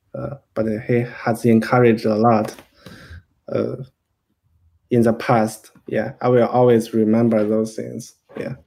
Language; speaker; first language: English; non-native, fluent; Chinese